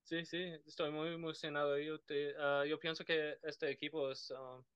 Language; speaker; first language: Spanish; non-native, learner; English